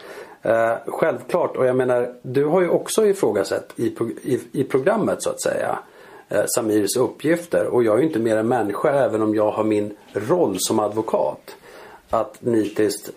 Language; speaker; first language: Swedish; native; Swedish